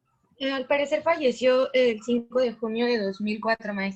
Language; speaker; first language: Spanish; native; Spanish